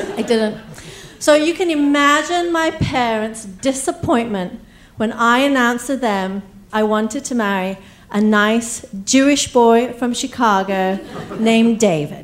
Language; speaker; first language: English; native; English